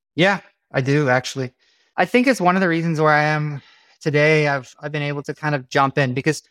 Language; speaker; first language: English; native; English